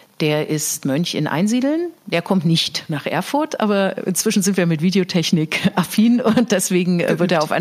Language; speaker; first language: German; native; German